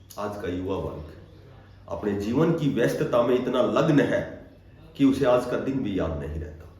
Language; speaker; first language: Hindi; native; Hindi